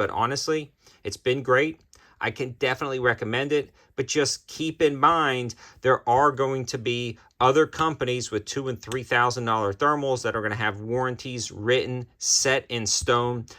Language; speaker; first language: English; native; English